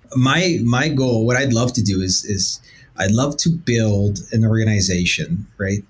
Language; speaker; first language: English; early bilingual, other home language; Portuguese